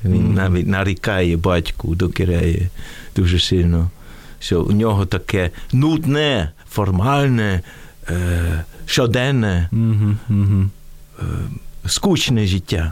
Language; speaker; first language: Ukrainian; non-native, fluent; Dutch